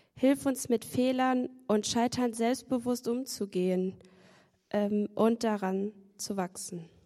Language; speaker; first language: German; native; German